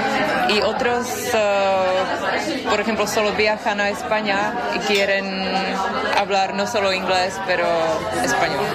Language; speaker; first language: Spanish; non-native, fluent; Czech